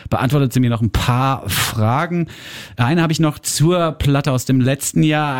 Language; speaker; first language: German; native; German